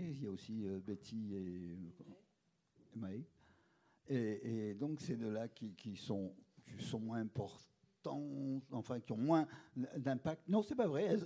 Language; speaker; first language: French; native; French